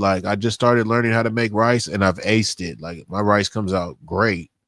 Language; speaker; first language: English; native; English